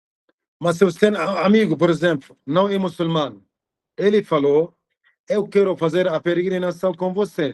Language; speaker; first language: Portuguese; non-native, fluent; Arabic